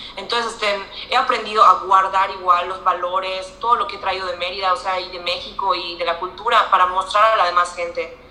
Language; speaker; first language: Spanish; native; Spanish